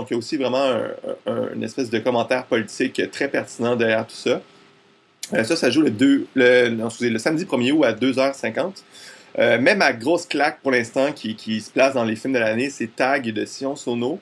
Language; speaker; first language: French; native; French